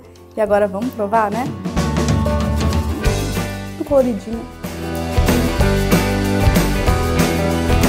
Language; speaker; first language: Portuguese; native; Portuguese